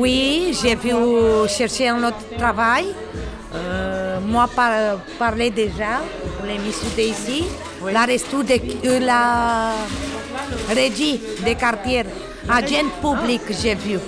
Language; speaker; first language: French; non-native, learner; Romanian